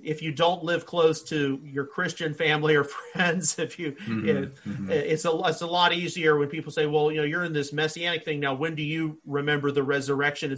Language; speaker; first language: English; native; English